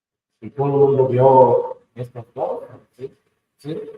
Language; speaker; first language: Spanish; non-native, fluent; English